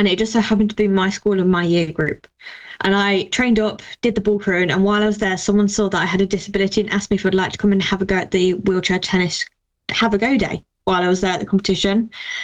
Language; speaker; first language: English; native; English